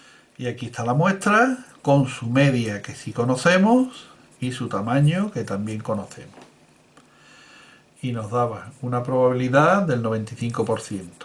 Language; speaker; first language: Spanish; native; Spanish